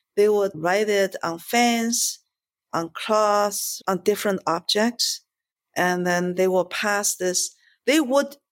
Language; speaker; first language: English; non-native, fluent; Chinese